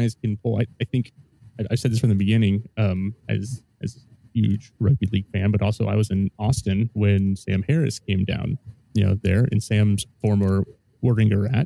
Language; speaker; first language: English; native; English